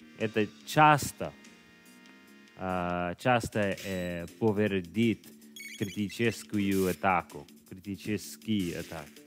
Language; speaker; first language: Russian; non-native, learner; English